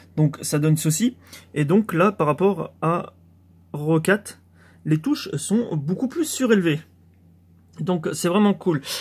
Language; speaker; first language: French; native; French